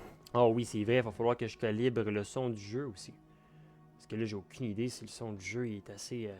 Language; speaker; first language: French; native; French